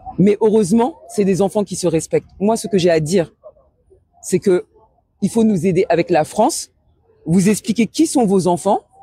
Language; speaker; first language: French; early bilingual, other home language; Wolof